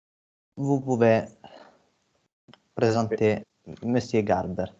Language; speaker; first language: French; non-native, fluent; Italian